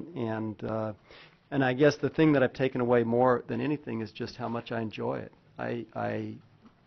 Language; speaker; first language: English; native; English